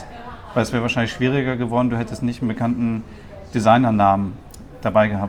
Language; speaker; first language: German; native; German